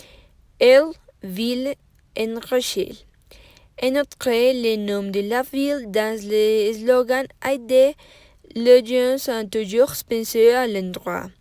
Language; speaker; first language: French; non-native, learner; Spanish